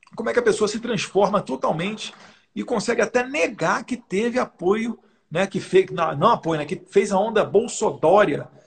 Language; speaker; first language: Portuguese; native; Portuguese